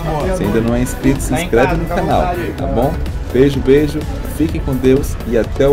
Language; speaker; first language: Portuguese; native; Portuguese